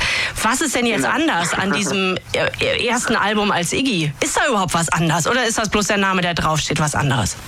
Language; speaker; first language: German; native; German